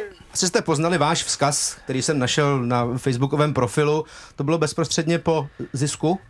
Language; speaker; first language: Czech; native; Czech